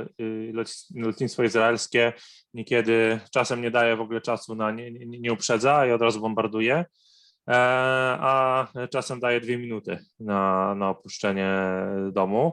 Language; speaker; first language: Polish; non-native, fluent; Arabic